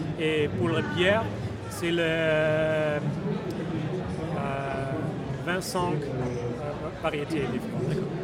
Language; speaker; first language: French; non-native, learner; German